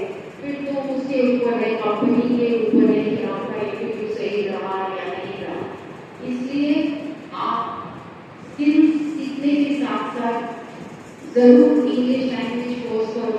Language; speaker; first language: Hindi; non-native, local second language; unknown